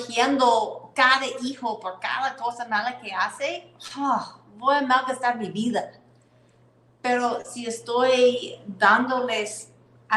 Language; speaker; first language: Spanish; non-native, fluent; English